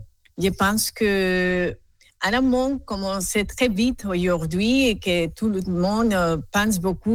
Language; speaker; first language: French; non-native, learner; Spanish